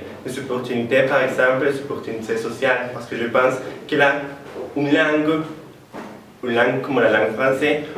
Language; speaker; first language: French; non-native, learner; Spanish